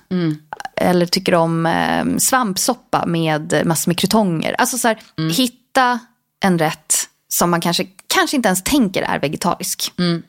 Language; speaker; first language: Swedish; native; Swedish